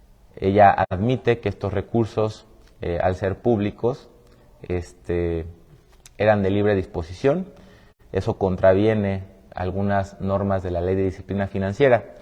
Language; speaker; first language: Spanish; native; Spanish